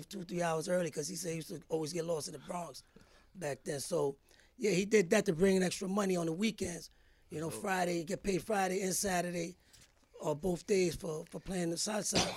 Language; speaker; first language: English; early bilingual, other home language; Spanish